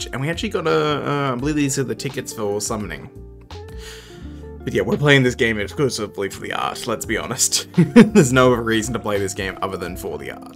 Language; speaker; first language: English; native; English